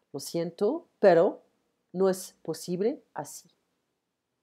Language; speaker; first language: Spanish; non-native, learner; French